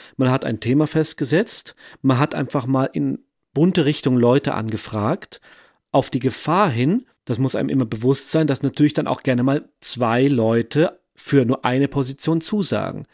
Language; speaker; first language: German; native; German